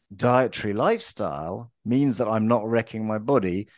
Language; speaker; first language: English; native; English